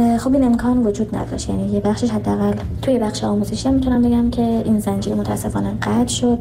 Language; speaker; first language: Persian; non-native, local second language; Kurdish